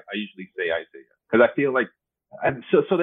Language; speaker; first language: English; early bilingual, other home language; Spanish